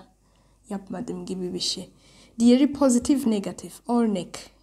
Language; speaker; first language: Turkish; non-native, learner; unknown